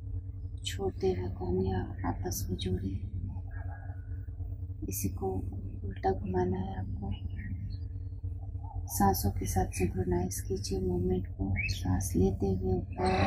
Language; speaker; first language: Hindi; native; Hindi